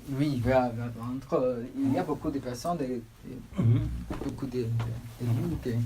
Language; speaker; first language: French; non-native, learner; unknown